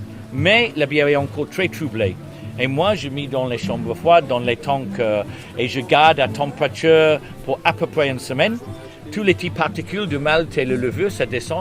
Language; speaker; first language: French; non-native, learner; English